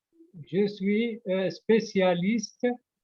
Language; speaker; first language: French; non-native, local second language; Arabic